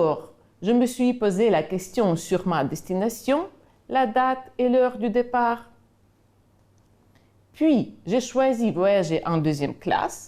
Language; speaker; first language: French; non-native, fluent; Ukrainian